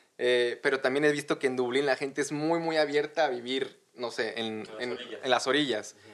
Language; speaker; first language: Spanish; native; Spanish